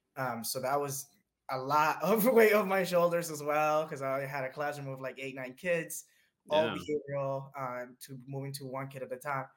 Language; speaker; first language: English; early bilingual, other home language; Spanish